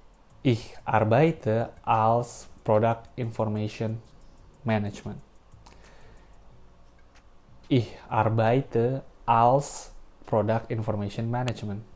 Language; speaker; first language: German; non-native, learner; Indonesian